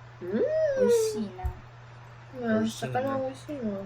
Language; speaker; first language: Japanese; non-native, local second language; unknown